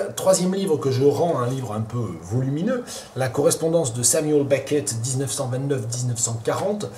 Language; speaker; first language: French; native; French